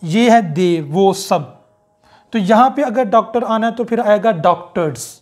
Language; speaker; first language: Urdu; native; Urdu